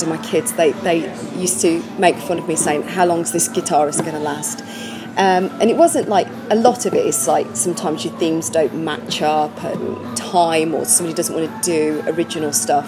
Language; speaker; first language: English; native; English